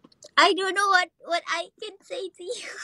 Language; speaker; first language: English; non-native, learner; Indonesian